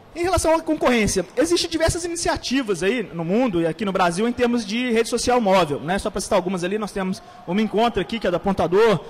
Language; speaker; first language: Portuguese; native; Portuguese